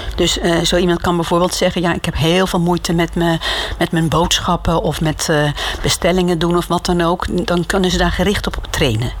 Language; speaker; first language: Dutch; native; Dutch